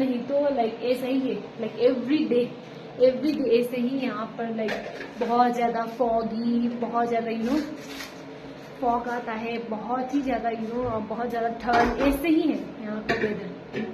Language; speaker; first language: Hindi; non-native, local second language; Nepali